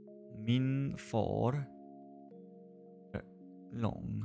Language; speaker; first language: Swedish; non-native, learner; English